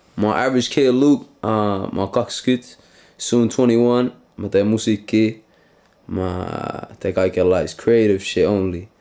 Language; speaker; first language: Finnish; non-native, local second language; Swedish